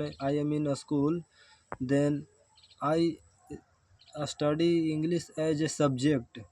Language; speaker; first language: English; non-native, learner; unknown